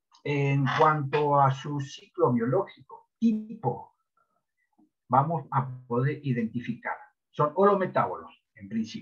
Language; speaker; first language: Spanish; native; Spanish